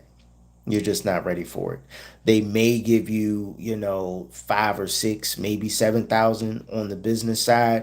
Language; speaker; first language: English; native; English